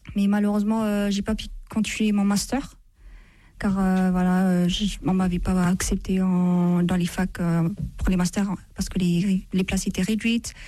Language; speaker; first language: French; non-native, fluent; Amharic